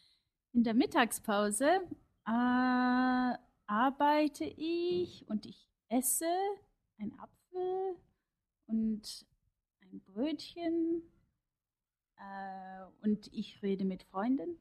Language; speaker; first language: German; non-native, fluent; English